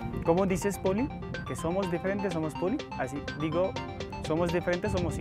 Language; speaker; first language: Spanish; non-native, fluent; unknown